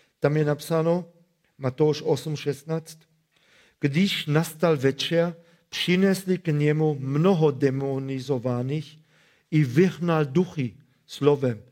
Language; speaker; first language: Czech; non-native, fluent; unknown